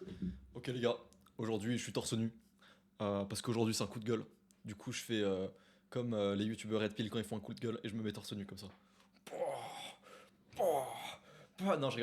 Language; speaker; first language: French; native; French